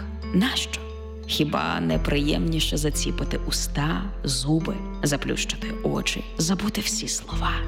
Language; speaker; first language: Ukrainian; native; Ukrainian